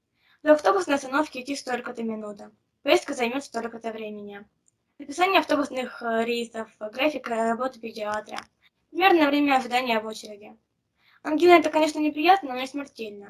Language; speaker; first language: Russian; native; Russian